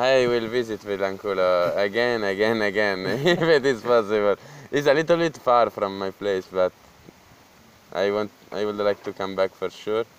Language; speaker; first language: English; non-native, learner; Italian